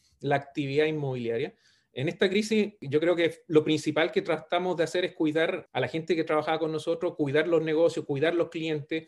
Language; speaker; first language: Spanish; native; Spanish